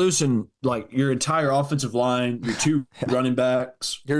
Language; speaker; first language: English; native; English